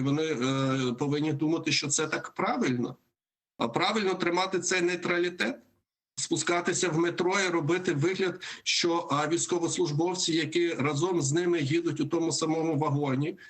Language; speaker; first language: Ukrainian; native; Ukrainian